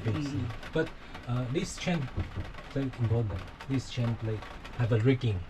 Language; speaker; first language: English; non-native, learner; Chinese